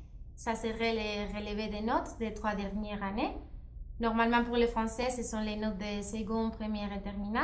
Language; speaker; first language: French; non-native, fluent; Spanish